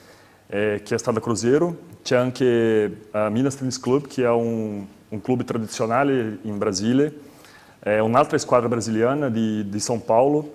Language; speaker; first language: Italian; non-native, learner; Portuguese